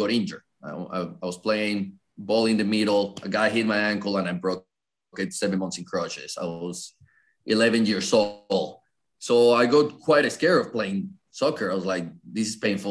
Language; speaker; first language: English; non-native, fluent; Spanish